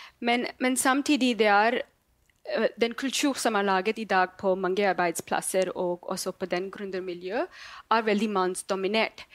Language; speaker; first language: Norwegian; non-native, learner; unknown